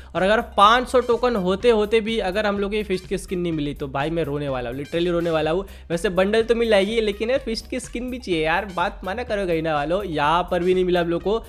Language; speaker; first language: Hindi; native; Hindi